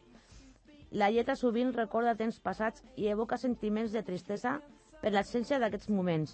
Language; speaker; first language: Catalan; non-native, fluent; Spanish